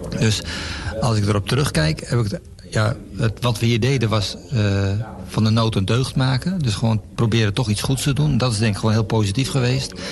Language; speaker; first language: Dutch; native; Dutch